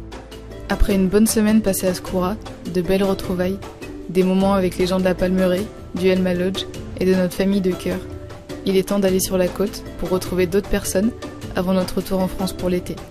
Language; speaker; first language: French; native; French